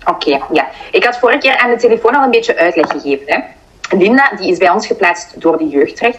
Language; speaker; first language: Dutch; native; Dutch